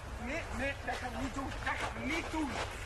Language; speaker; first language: Dutch; native; Dutch